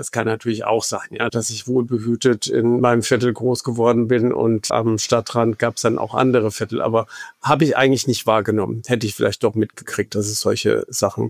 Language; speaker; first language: German; native; German